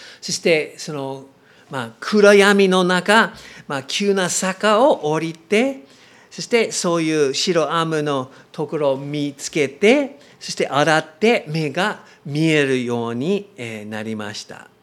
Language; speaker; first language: Japanese; non-native, learner; English